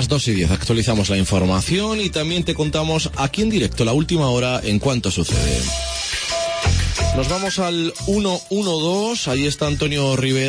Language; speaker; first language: Spanish; native; Spanish